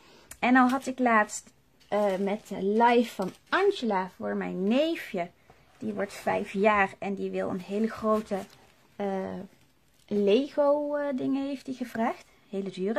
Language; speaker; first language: Dutch; native; Dutch